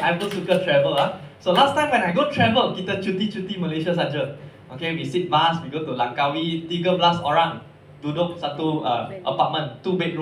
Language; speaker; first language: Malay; non-native, local second language; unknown